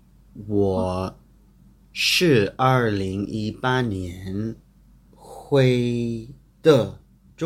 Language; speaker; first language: Chinese; non-native, fluent; English